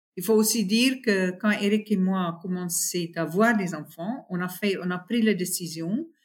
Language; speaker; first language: French; non-native, fluent; Afrikaans